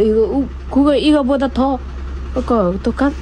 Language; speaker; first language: Korean; non-native, learner; Nepali